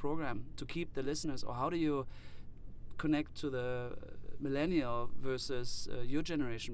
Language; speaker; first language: English; non-native, fluent; German